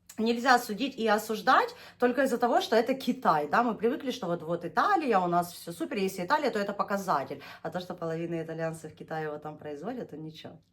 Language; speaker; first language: Russian; native; Russian